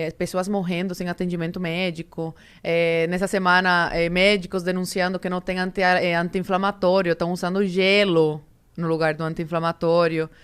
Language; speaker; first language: Portuguese; early bilingual, other home language; Spanish